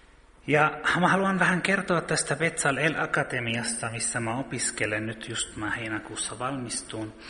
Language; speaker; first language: Finnish; early bilingual, heritage; Finnish